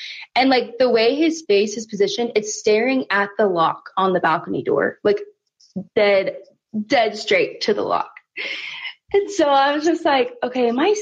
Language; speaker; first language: English; native; English